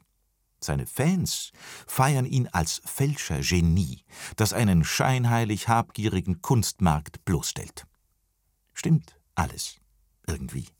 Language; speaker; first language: German; native; German